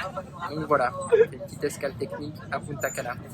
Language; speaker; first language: French; native; French